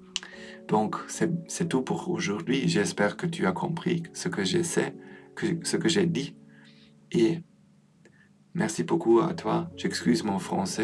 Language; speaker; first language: French; non-native, learner; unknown